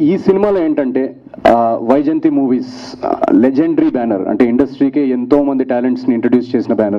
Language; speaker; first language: Telugu; native; Telugu